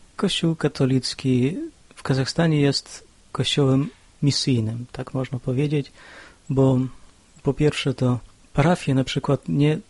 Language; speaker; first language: Polish; early bilingual, other home language; Russian